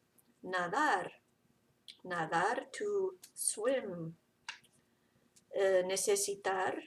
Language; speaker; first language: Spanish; non-native, fluent; English